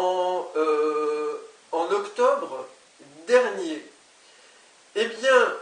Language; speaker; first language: French; native; French